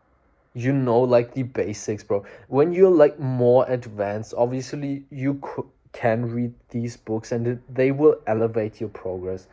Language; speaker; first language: English; non-native, fluent; German